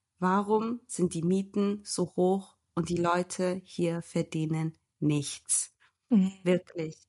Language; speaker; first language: German; early bilingual, other home language; Turkish